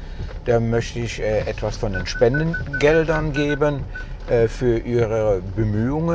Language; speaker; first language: German; native; German